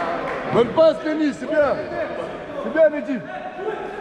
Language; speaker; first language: French; native; French